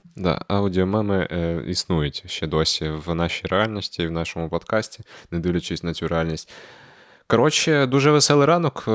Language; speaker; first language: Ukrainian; non-native, local second language; Russian